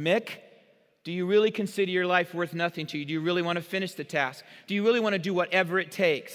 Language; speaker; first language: English; native; English